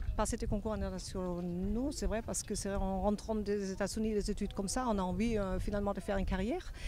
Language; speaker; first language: French; non-native, fluent; German